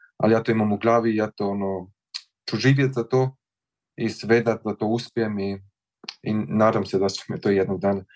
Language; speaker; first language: Serbian; early bilingual, heritage; Croatian